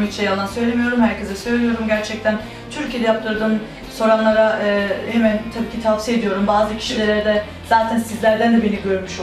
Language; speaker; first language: Turkish; early bilingual, heritage; Turkish